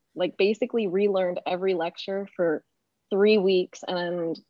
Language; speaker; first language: English; native; English